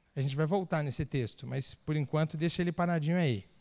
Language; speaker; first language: Portuguese; native; Portuguese